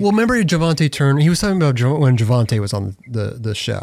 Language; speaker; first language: English; native; English